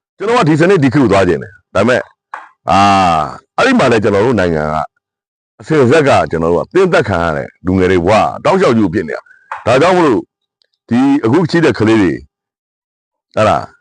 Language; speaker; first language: Burmese; native; Burmese